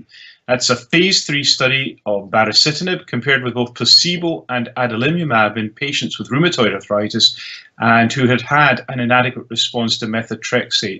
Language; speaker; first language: English; native; English